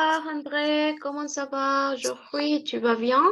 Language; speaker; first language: French; non-native, fluent; Spanish